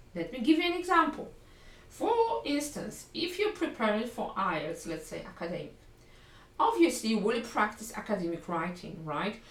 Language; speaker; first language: English; non-native, fluent; Polish